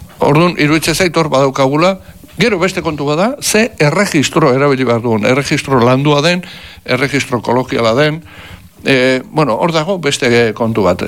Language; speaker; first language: Basque; native; Basque